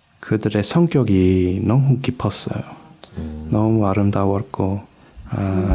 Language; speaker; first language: Korean; non-native, fluent; English